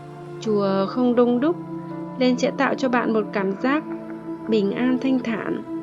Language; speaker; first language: Vietnamese; native; Vietnamese